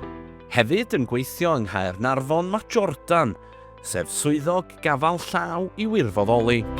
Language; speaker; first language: Welsh; native; Welsh